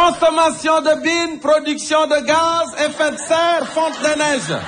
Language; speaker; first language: French; native; French